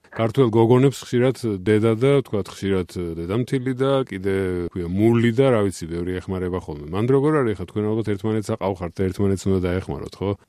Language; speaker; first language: Georgian; native; Georgian